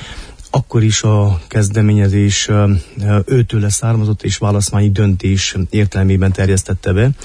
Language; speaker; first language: Hungarian; native; Hungarian